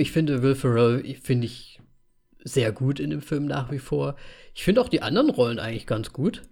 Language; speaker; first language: German; native; German